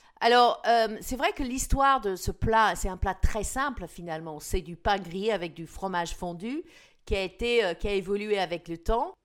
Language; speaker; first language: French; non-native, fluent; English